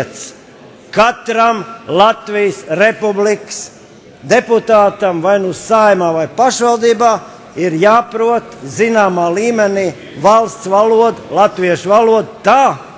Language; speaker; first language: Latvian; native; Latvian